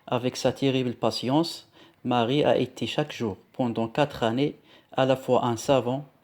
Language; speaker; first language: French; non-native, local second language; Arabic